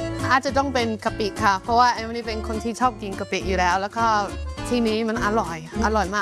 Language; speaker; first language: Thai; non-native, fluent; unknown